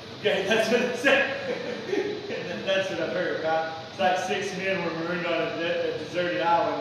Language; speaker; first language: English; native; English